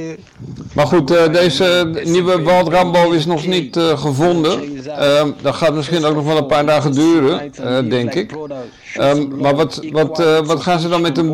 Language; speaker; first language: Dutch; native; Dutch